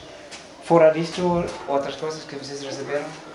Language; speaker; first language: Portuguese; non-native, learner; Swedish